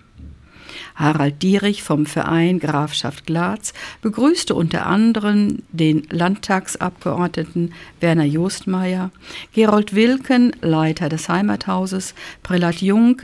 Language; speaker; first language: German; native; German